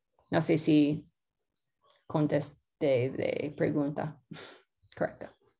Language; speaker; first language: Spanish; non-native, learner; English